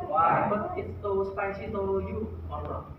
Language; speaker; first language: English; non-native, learner; Indonesian